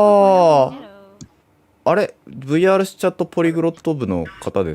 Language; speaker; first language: Japanese; native; Japanese